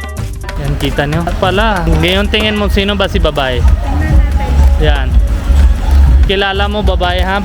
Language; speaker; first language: Filipino; non-native, learner; Punjabi